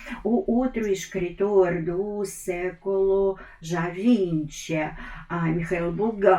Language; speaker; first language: Portuguese; non-native, fluent; Russian